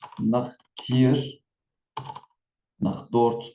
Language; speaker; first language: German; non-native, fluent; Turkish